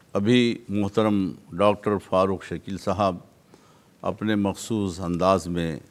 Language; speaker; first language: Hindi; non-native, local second language; Urdu